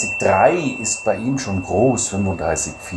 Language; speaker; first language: German; native; German